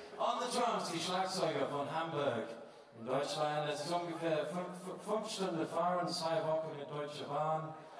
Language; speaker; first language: German; non-native, learner; English